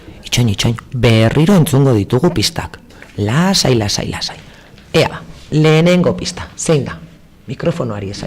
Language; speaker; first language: Basque; native; Basque